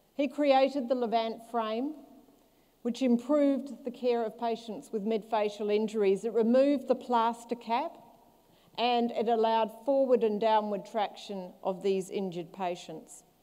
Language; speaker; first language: English; native; English